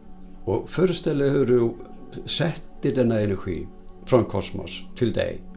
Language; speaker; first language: Swedish; non-native, fluent; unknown